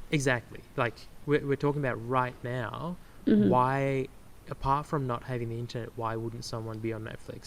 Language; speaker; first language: English; native; English